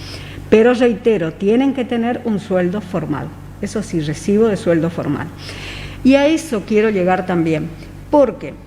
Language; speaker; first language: Spanish; native; Spanish